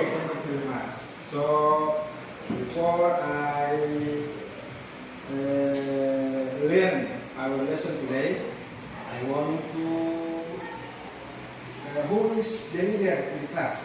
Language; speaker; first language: English; non-native, learner; Indonesian